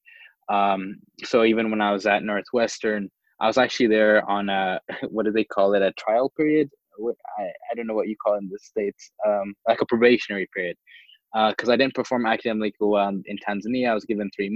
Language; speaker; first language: English; non-native, local second language; Swahili